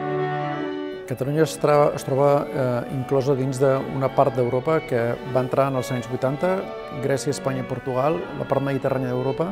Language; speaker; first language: Catalan; native; Catalan